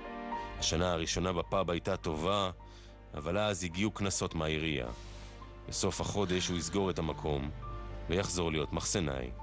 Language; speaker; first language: Hebrew; native; Hebrew